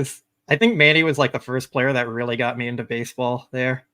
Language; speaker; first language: English; native; English